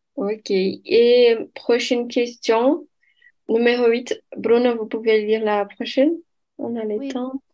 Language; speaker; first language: French; non-native, fluent; Portuguese